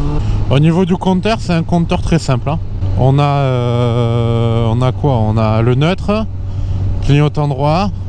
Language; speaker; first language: French; native; French